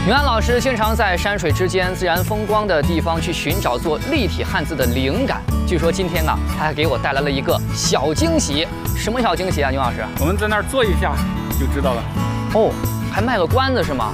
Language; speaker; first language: Chinese; native; Chinese